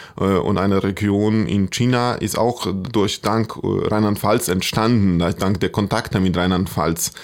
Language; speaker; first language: German; non-native, fluent; Polish